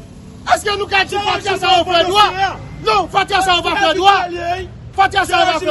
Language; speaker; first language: Haitian Creole; native; Haitian Creole